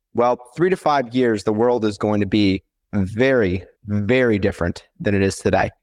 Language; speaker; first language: English; native; English